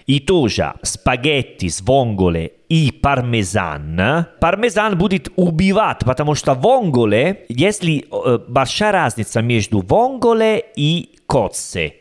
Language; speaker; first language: Russian; non-native, learner; Italian